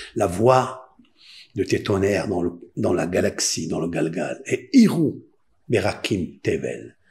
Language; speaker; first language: French; non-native, local second language; Spanish